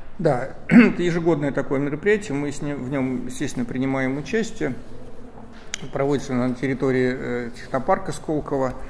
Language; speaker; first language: Russian; native; Russian